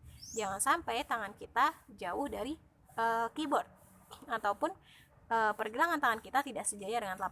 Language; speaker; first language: Indonesian; native; Indonesian